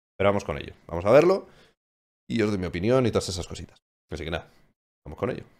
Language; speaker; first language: Spanish; native; Spanish